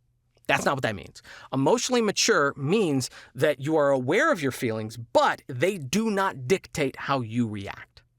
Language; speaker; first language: English; native; English